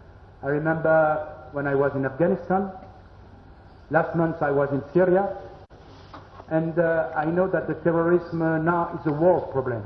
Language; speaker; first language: English; non-native, learner; French